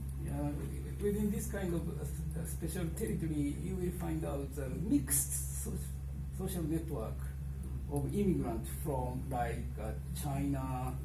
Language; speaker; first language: English; non-native, fluent; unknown